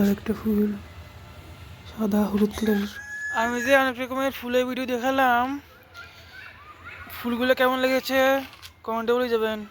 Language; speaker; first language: Bangla; native; Bangla